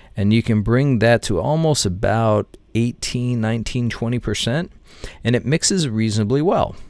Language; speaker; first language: English; native; English